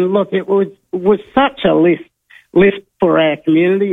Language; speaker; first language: English; native; English